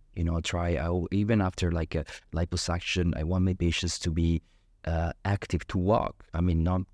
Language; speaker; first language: English; non-native, fluent; Italian